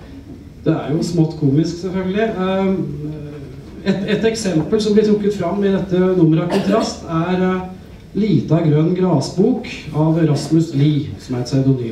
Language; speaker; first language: Norwegian; native; Norwegian